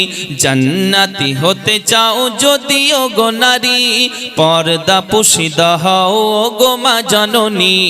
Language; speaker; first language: Bangla; native; Bangla